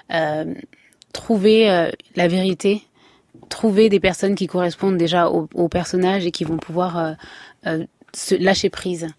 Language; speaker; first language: French; native; French